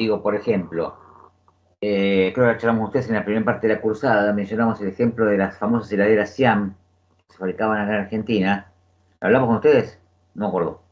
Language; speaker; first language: Spanish; native; Spanish